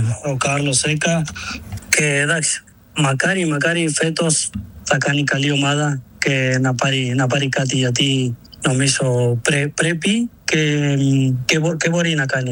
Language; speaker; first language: Greek; non-native, learner; Spanish